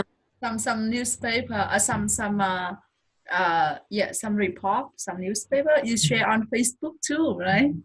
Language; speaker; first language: English; non-native, fluent; Vietnamese